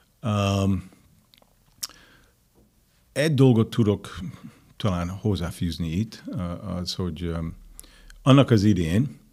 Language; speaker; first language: Hungarian; non-native, fluent; English